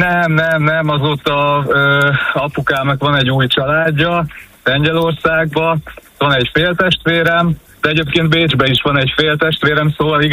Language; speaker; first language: Hungarian; early bilingual, other home language; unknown